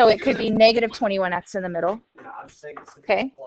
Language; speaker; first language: English; native; English